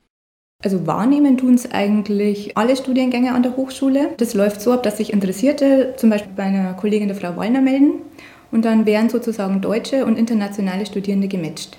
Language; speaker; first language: German; native; German